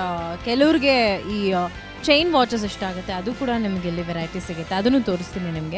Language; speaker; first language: Kannada; native; Kannada